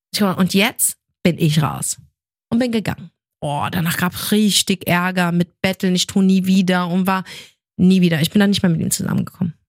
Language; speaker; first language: German; early bilingual, other home language; Arabic